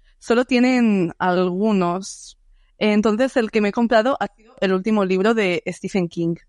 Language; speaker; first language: Spanish; non-native, fluent; Dutch